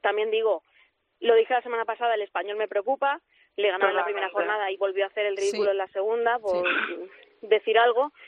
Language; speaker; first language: Spanish; native; Spanish